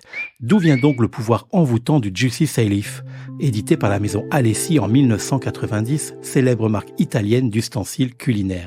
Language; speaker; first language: French; native; French